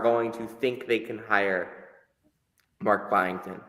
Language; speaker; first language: English; native; English